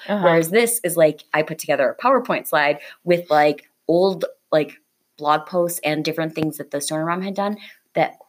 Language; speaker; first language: English; native; English